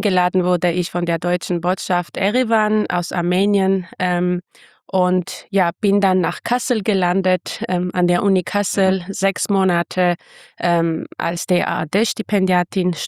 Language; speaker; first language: German; non-native, fluent; Armenian